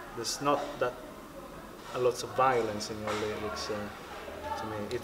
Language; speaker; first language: English; non-native, fluent; Italian